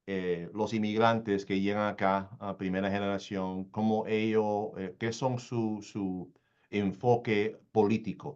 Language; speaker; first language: Spanish; early bilingual, heritage; Spanish